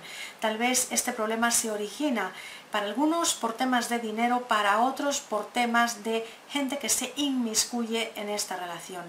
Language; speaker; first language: Spanish; native; Spanish